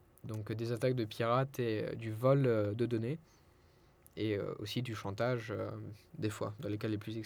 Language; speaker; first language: French; non-native, fluent; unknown